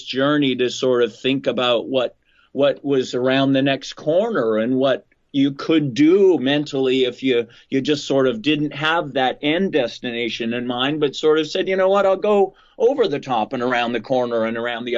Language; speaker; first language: English; native; English